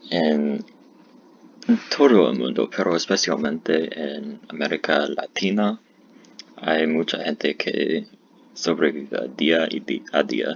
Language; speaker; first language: Spanish; non-native, learner; English